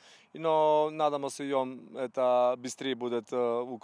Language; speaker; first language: Russian; non-native, learner; Serbian